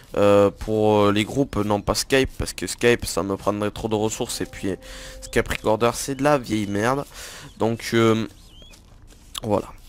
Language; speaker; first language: French; native; French